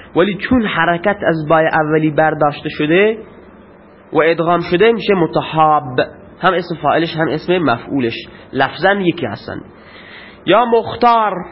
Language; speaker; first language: Persian; non-native, local second language; Baluchi